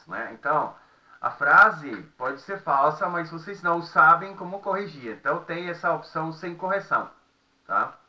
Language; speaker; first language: Portuguese; non-native, fluent; Czech